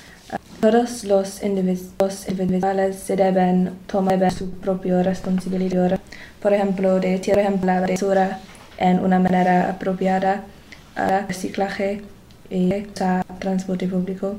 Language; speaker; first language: Spanish; non-native, learner; English